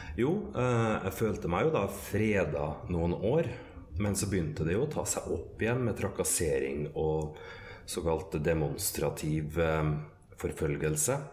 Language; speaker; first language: Norwegian; native; Norwegian